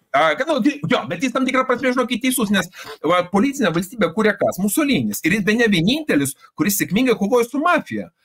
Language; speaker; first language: Lithuanian; native; Lithuanian